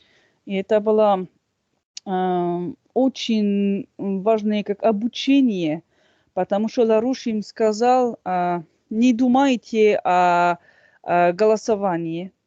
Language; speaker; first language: Russian; non-native, fluent; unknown